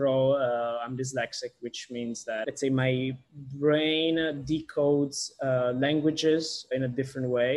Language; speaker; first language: English; non-native, fluent; Italian